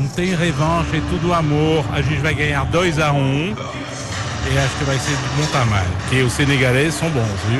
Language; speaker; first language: Portuguese; non-native, fluent; French